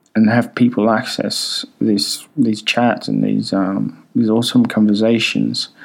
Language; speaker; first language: English; early bilingual, other home language; Swahili